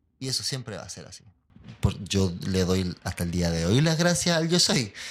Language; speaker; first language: Spanish; native; Spanish